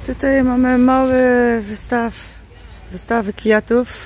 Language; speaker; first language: Polish; non-native, learner; Dutch